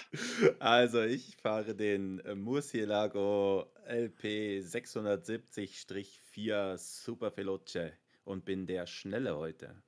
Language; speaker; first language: German; native; German